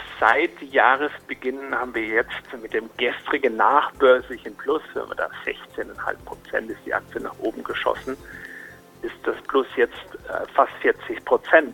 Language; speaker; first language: German; native; German